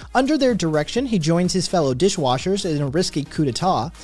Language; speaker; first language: English; native; English